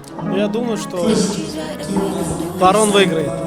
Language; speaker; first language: Russian; non-native, local second language; Tajik